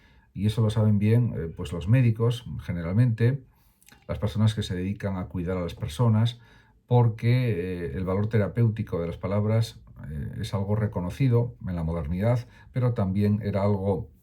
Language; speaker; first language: Spanish; native; Spanish